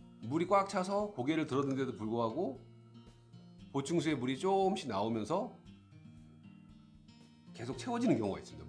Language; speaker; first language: Korean; native; Korean